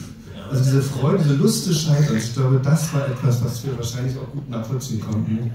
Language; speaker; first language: German; native; German